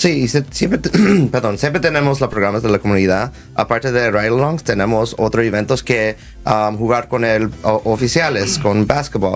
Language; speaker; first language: Spanish; early bilingual, heritage; Spanish